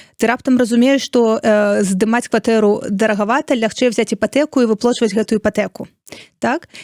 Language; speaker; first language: Belarusian; non-native, local second language; Russian